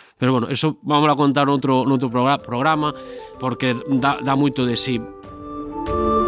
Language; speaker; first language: Galician; native; Galician